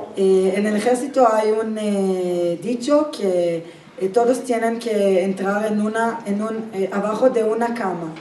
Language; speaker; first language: Spanish; non-native, fluent; Hebrew